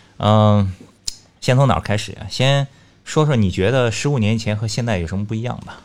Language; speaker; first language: Chinese; native; Chinese